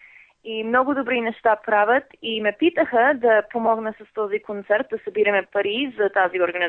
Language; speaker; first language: Bulgarian; non-native, fluent; English